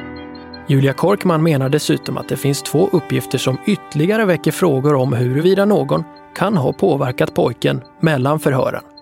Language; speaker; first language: Swedish; native; Swedish